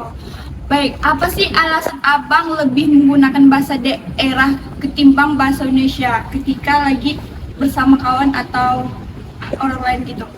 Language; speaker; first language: Indonesian; non-native, local second language; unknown